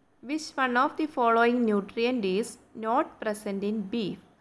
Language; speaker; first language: English; non-native, local second language; Malayalam